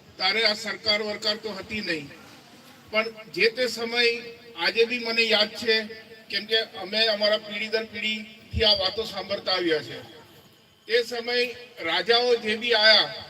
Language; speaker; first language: Gujarati; native; Gujarati